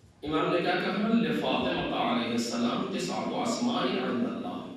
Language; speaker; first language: Urdu; native; Urdu